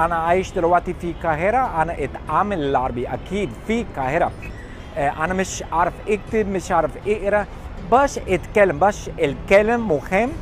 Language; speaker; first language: Arabic; non-native, learner; English